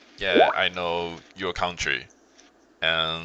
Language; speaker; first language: English; non-native, learner; Chinese